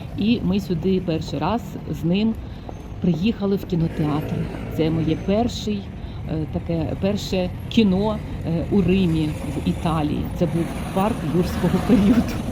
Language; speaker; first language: Ukrainian; native; Ukrainian